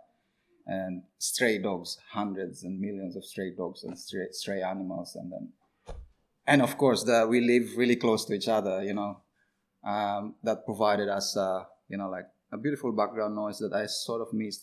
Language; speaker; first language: English; non-native, local second language; Cebuano